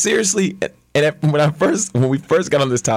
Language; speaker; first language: English; native; English